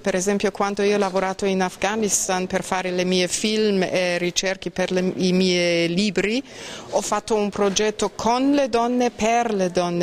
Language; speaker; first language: Italian; non-native, fluent; Persian